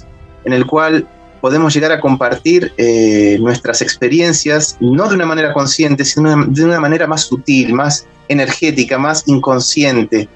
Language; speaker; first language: Spanish; native; Spanish